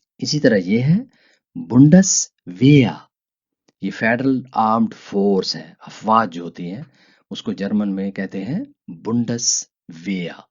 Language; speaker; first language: Urdu; native; Urdu